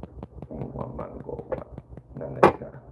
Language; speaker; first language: Japanese; non-native, learner; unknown